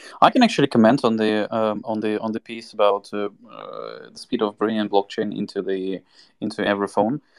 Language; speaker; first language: English; non-native, fluent; Russian